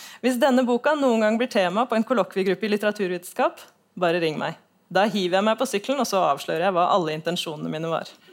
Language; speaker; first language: Norwegian; native; Norwegian